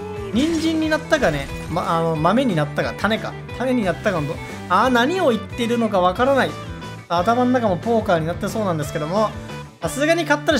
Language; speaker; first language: Japanese; native; Japanese